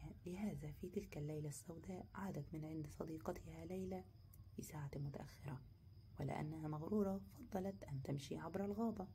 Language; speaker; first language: Arabic; native; Arabic